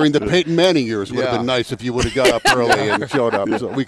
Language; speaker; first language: English; native; English